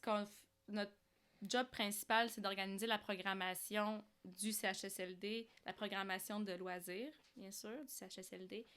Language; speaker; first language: French; early bilingual, other home language; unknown